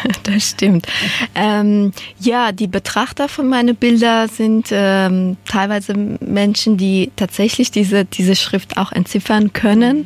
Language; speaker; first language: German; non-native, fluent; Persian